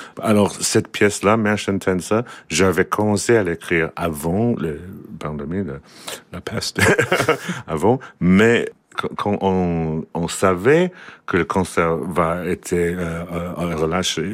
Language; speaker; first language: French; non-native, learner; English